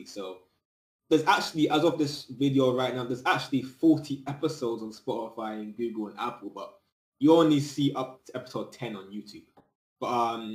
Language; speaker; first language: English; native; English